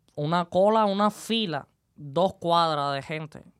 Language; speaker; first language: Spanish; native; Spanish